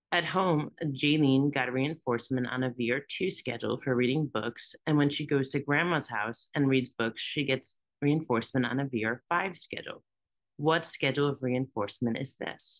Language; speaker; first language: English; native; English